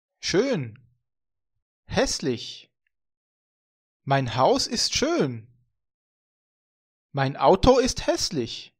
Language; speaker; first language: German; non-native, fluent; Vietnamese